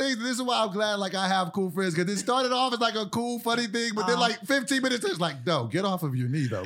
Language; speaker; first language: English; native; English